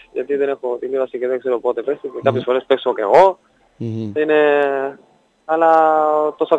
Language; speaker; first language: Greek; non-native, learner; Spanish